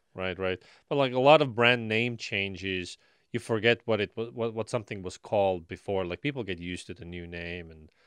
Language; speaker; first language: English; non-native, fluent; Estonian